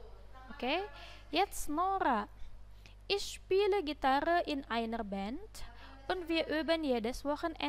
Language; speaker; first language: German; non-native, learner; Indonesian